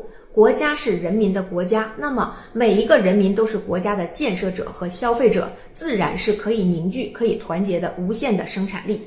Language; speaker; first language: Chinese; native; Chinese